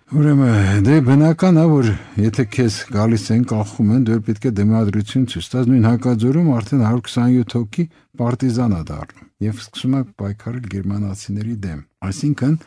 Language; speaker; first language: Armenian; native; Armenian